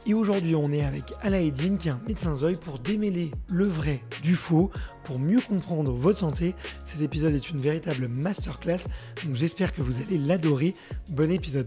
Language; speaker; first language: French; native; French